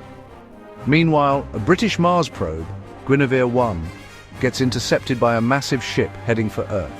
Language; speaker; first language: English; native; English